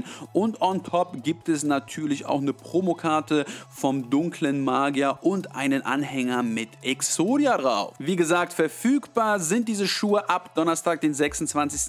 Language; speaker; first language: German; native; German